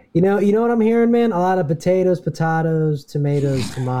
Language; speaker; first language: English; native; English